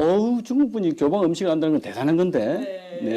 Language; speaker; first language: Korean; native; Korean